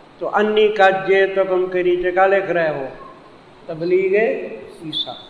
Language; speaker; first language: Urdu; non-native, local second language; Saraiki